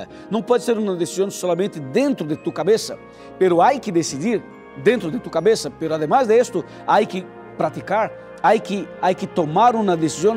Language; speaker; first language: Spanish; non-native, fluent; Portuguese